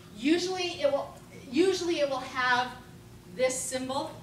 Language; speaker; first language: English; native; English